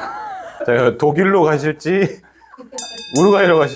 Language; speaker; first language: Korean; native; Korean